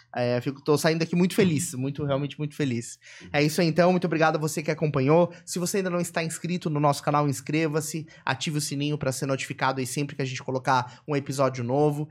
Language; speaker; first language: Portuguese; native; Portuguese